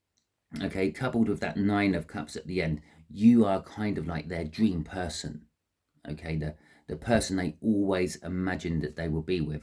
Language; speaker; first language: English; native; English